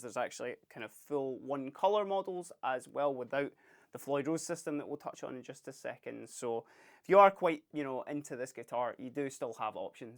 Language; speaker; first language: English; native; English